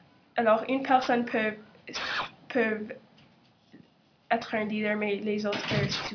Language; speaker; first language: French; non-native, local second language; English